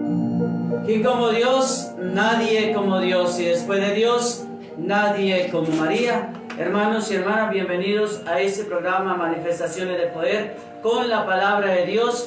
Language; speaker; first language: Spanish; native; Spanish